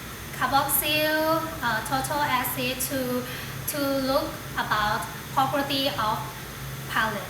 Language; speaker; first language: English; non-native, learner; Thai